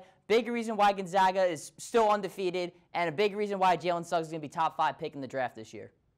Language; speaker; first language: English; native; English